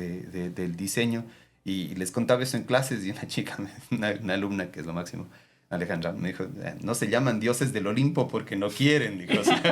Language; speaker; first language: Spanish; native; Spanish